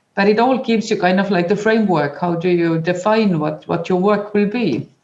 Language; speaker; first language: English; non-native, fluent; Estonian